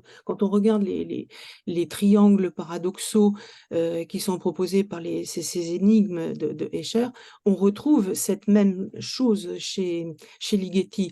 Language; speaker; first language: French; native; French